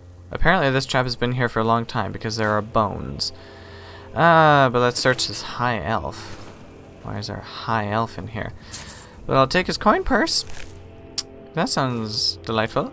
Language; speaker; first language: English; native; English